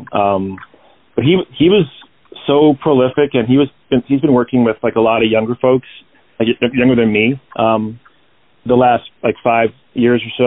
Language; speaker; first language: English; native; English